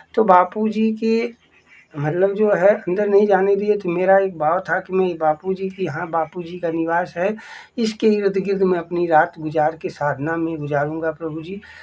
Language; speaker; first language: Hindi; native; Hindi